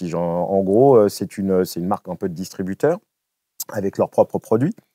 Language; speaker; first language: French; native; French